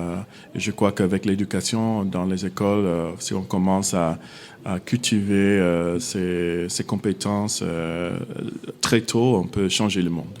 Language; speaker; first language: French; non-native, fluent; English